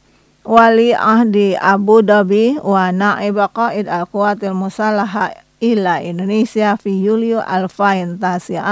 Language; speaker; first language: Arabic; non-native, fluent; Indonesian